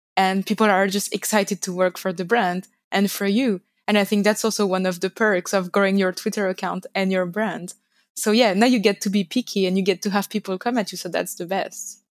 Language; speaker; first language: English; non-native, fluent; French